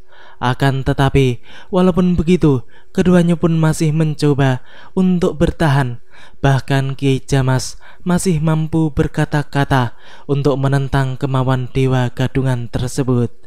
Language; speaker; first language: Indonesian; native; Indonesian